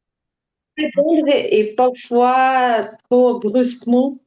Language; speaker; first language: French; non-native, learner; Ukrainian